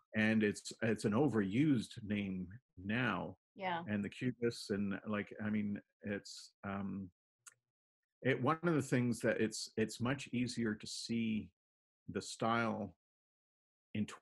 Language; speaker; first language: English; native; English